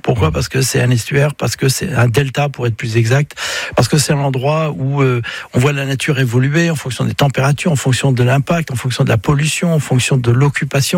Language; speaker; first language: French; native; French